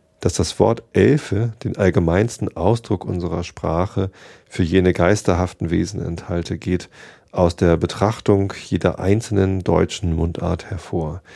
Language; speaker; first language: German; native; German